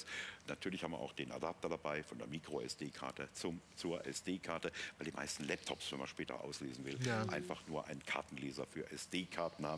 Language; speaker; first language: German; native; German